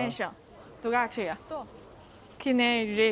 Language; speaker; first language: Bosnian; non-native, learner; Chinese